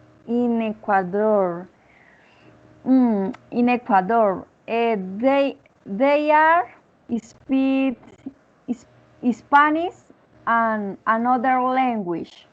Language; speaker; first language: English; non-native, learner; Spanish